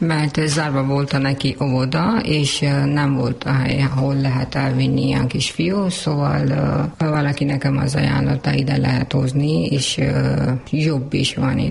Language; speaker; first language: Hungarian; non-native, learner; Urdu